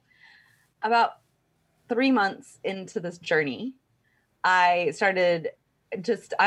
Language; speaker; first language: English; native; English